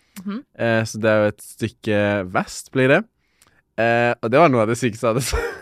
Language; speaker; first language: Norwegian; early bilingual, other home language; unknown